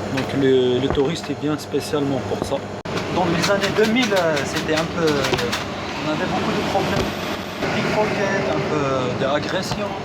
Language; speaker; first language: French; non-native, fluent; Arabic